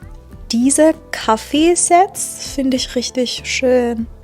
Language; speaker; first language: German; non-native, fluent; Persian